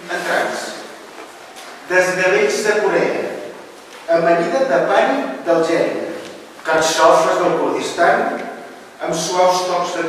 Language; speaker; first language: Catalan; native; Catalan